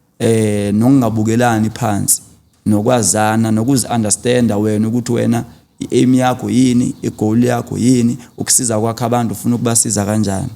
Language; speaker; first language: Zulu; native; Zulu